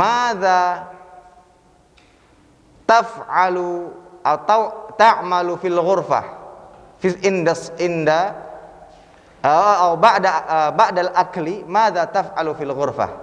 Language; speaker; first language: Arabic; non-native, fluent; Indonesian